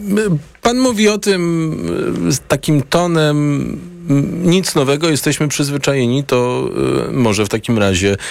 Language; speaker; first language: Polish; native; Polish